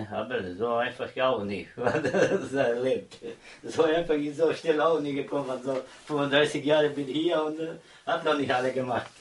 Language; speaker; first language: German; non-native, learner; Croatian